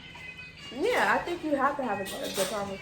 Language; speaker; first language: English; native; English